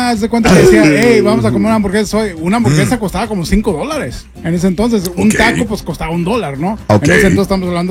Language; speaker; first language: Spanish; early bilingual, heritage; Spanish